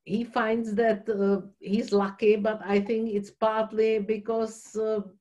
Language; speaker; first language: English; non-native, fluent; Czech